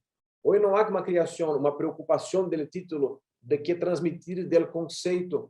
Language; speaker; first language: Spanish; non-native, learner; Portuguese